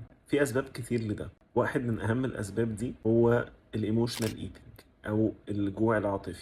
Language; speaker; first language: Arabic; native; Arabic